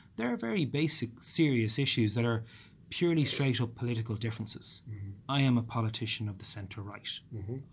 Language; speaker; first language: English; native; English